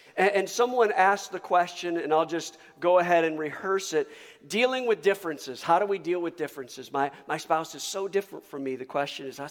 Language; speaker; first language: English; native; English